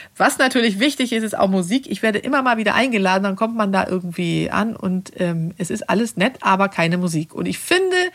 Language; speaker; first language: German; non-native, fluent; Swedish